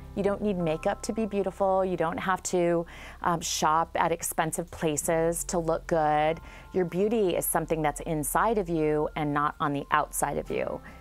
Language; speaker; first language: English; native; English